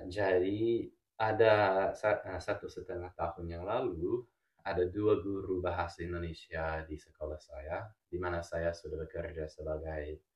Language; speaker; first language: Indonesian; non-native, fluent; English